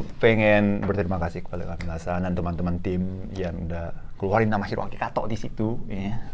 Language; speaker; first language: Indonesian; non-native, fluent; Japanese